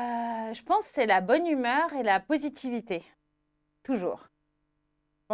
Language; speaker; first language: French; native; French